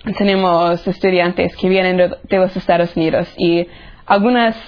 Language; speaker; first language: Spanish; non-native, fluent; English